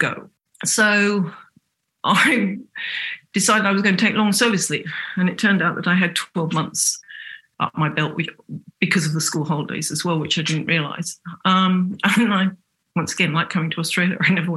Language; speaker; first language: English; native; English